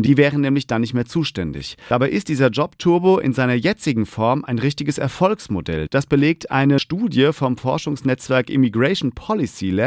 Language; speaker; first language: German; native; German